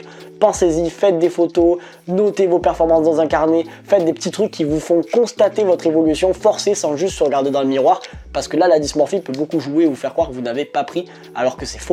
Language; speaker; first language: French; native; French